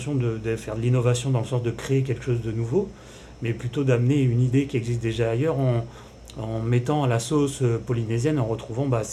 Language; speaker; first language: French; native; French